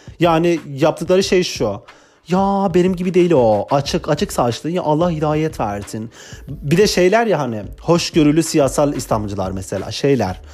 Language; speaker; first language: Turkish; non-native, local second language; Kurdish